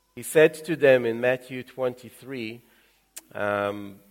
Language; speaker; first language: English; early bilingual, other home language; Russian